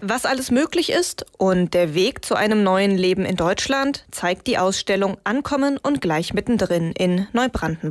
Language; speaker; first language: German; native; German